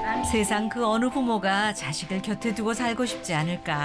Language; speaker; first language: Korean; native; Korean